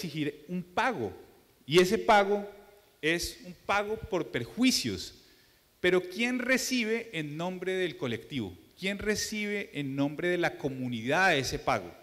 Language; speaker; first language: Spanish; native; Spanish